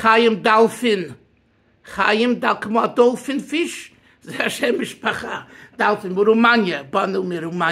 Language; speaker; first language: Hebrew; non-native, learner; English